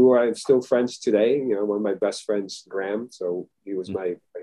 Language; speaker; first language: English; early bilingual, other home language; Filipino